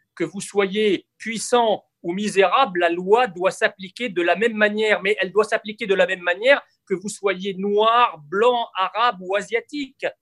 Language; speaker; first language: French; early bilingual, other home language; Arabic